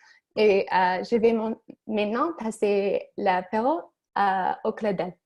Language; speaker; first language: French; non-native, learner; English